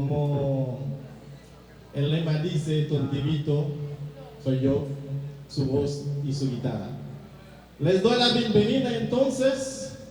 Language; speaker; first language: Spanish; non-native, fluent; Haitian Creole